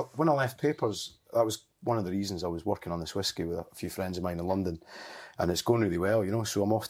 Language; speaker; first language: English; native; English